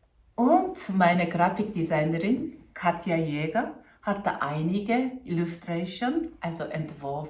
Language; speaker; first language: German; non-native, fluent; Korean